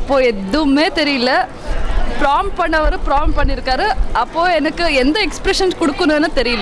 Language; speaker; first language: Tamil; non-native, fluent; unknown